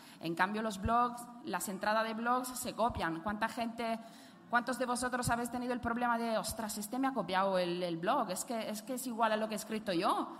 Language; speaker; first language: Spanish; non-native, fluent; Italian